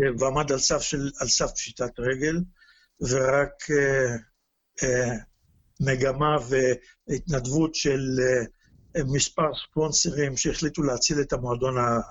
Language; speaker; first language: Hebrew; native; Hebrew